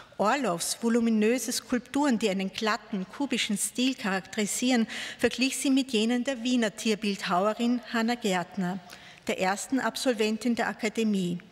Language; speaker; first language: German; native; German